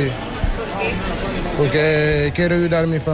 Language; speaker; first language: Spanish; non-native, learner; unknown